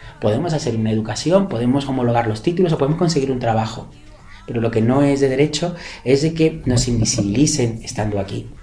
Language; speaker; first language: Spanish; native; Spanish